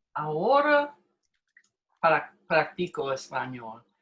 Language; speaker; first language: Spanish; non-native, learner; English